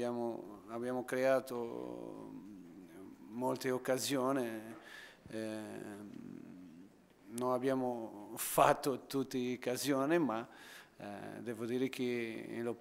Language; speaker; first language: Italian; non-native, fluent; Portuguese